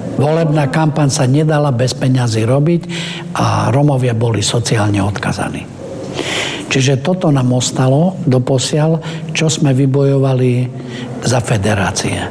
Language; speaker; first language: Slovak; non-native, local second language; Romany